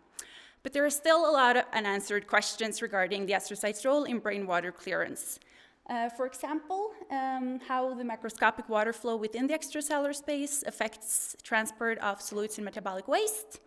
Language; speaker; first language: English; non-native, fluent; Norwegian